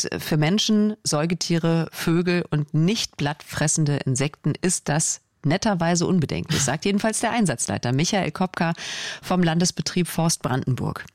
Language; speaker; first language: German; native; German